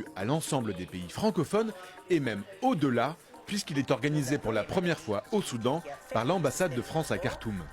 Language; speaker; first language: French; native; French